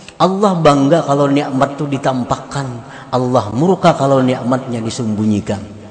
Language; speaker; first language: Indonesian; non-native, local second language; Banjar